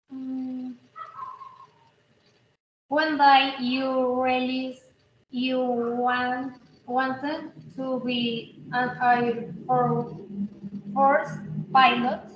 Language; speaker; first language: English; non-native, learner; Spanish